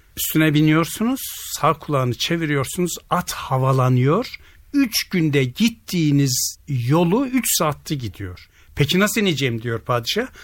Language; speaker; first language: Turkish; native; Turkish